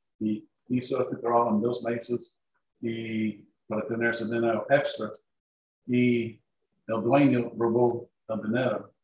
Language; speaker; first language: Spanish; non-native, learner; English